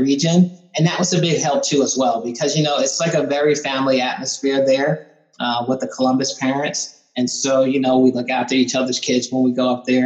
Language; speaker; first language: English; native; English